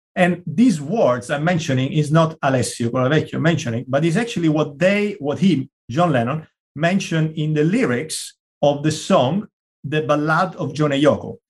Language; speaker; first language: English; non-native, fluent; Italian